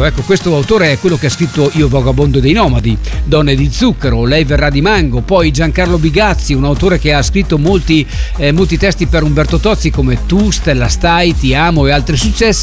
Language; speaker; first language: Italian; native; Italian